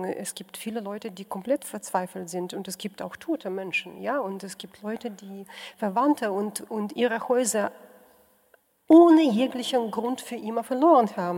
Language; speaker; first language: German; non-native, fluent; Russian